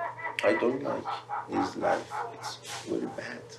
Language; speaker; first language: English; non-native, learner; Persian